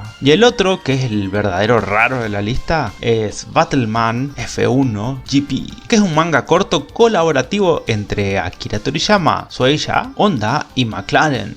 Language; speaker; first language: Spanish; native; Spanish